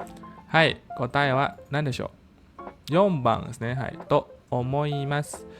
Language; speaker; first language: Japanese; non-native, fluent; Indonesian